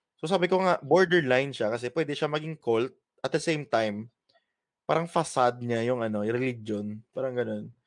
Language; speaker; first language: Filipino; native; Filipino